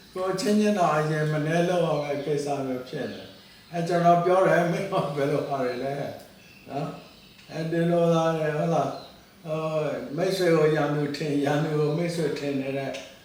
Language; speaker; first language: Burmese; non-native, local second language; S'gaw Karen